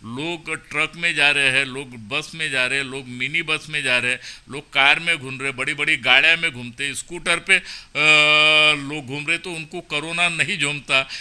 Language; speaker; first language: Hindi; non-native, local second language; Marathi